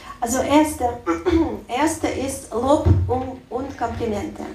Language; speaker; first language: German; non-native, learner; Russian